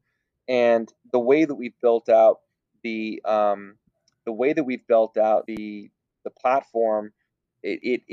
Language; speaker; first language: English; native; English